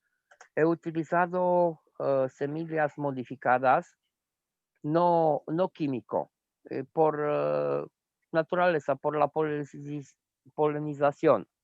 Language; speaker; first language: Spanish; non-native, fluent; Romanian